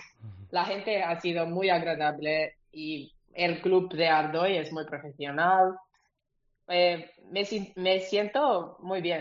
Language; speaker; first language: Spanish; non-native, learner; Finnish